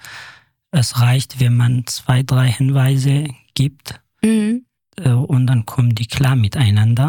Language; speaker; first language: German; non-native, fluent; Kurdish